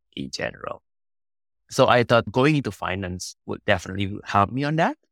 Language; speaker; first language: English; non-native, fluent; Indonesian